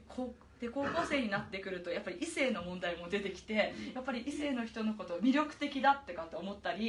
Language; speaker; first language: Japanese; native; Japanese